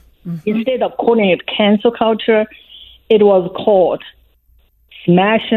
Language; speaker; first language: English; non-native, fluent; Chinese